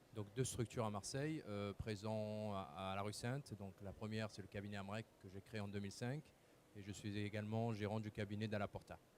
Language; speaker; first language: French; native; French